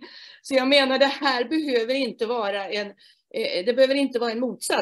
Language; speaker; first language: Swedish; native; Swedish